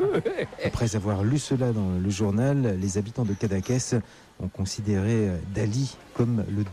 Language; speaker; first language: French; native; French